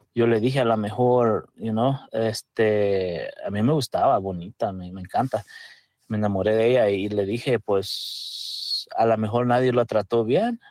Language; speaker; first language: Spanish; native; Spanish